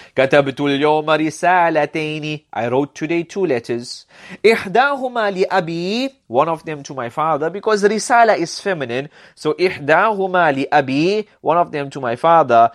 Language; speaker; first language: English; native; English